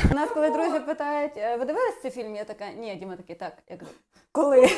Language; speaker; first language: Ukrainian; native; Ukrainian